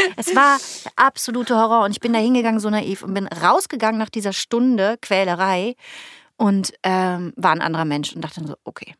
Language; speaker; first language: German; native; German